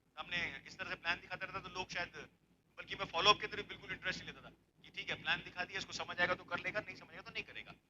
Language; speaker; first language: Hindi; native; Hindi